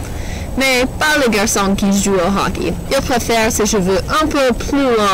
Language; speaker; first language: French; non-native, learner; English